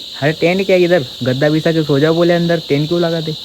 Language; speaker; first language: Hindi; non-native, local second language; Marathi